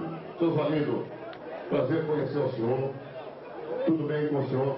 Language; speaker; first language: Portuguese; native; Portuguese